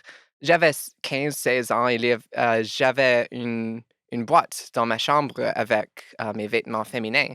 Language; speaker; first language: French; non-native, local second language; English